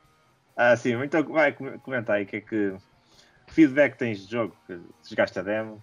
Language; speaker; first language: Portuguese; native; Portuguese